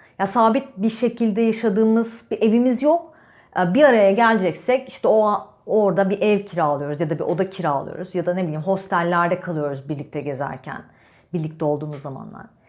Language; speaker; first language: Turkish; native; Turkish